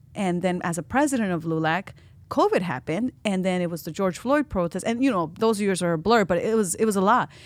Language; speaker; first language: English; early bilingual, other home language; Spanish